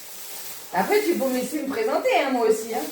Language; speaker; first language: French; native; French